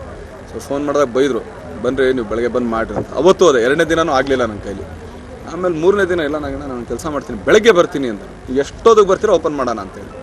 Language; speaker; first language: Kannada; native; Kannada